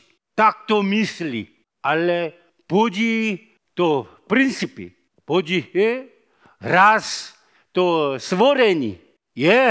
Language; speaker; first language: Czech; non-native, fluent; Korean